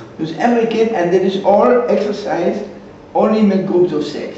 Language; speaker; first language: English; non-native, learner; Dutch